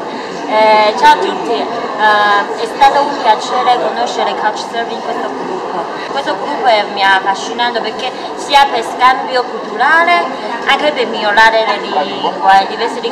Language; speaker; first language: Italian; non-native, fluent; Chinese